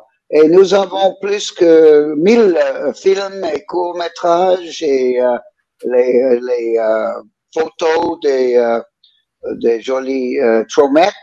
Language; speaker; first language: French; non-native, fluent; English